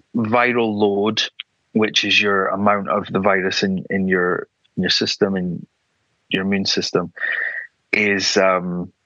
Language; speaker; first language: English; native; English